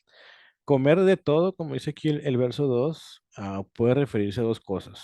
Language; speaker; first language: Spanish; native; Spanish